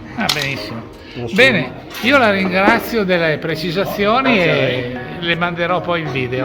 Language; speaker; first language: Italian; native; Italian